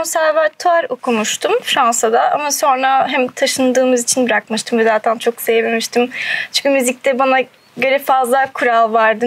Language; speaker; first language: Turkish; early bilingual, heritage; Turkish